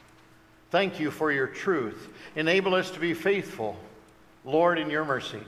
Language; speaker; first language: English; native; English